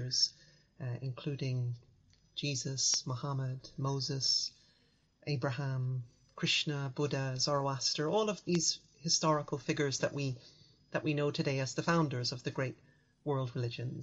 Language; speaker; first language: English; native; English